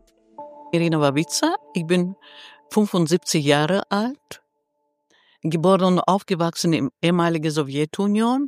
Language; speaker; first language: German; non-native, fluent; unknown